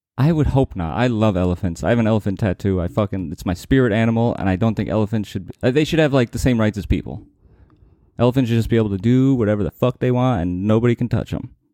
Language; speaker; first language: English; native; English